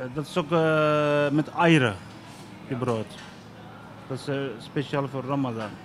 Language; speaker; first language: Dutch; non-native, learner; Turkish